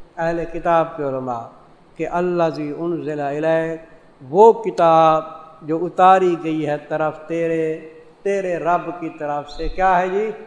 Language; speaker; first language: Urdu; non-native, local second language; Saraiki